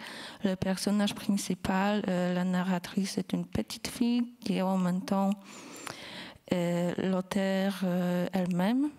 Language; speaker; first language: French; non-native, fluent; Polish